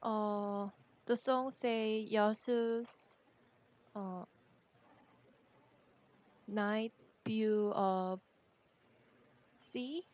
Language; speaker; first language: English; non-native, learner; Korean